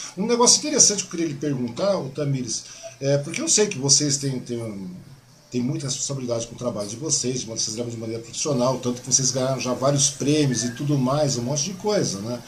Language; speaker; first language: Portuguese; native; Portuguese